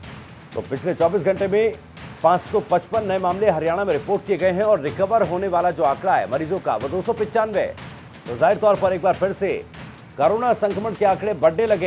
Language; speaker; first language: Hindi; native; Hindi